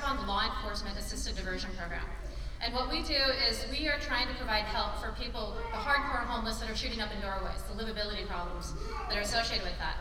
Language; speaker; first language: English; native; English